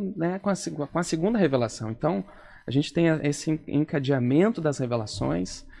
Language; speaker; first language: Portuguese; native; Portuguese